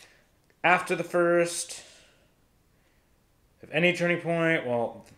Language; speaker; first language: English; native; English